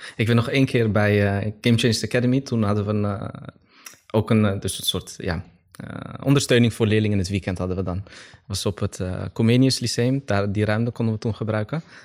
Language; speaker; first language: Dutch; early bilingual, other home language; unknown